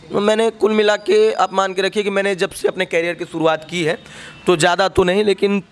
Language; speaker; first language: Hindi; native; Hindi